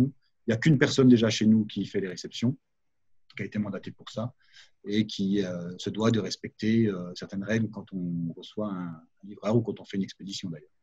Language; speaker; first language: French; native; French